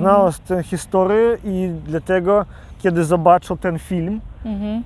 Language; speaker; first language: Polish; non-native, local second language; Belarusian